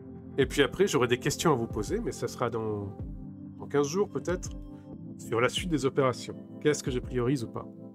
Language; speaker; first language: French; native; French